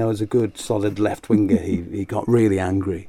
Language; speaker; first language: English; native; English